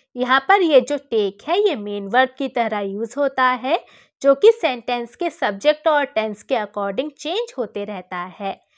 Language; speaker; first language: Hindi; native; Hindi